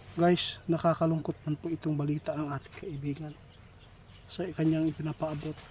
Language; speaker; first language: Filipino; non-native, local second language; Cebuano